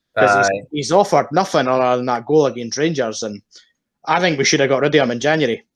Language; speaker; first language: English; native; English